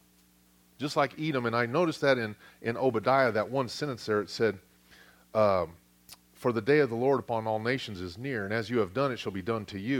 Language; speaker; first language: English; native; English